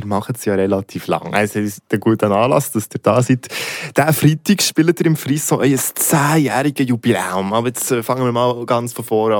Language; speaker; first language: German; native; German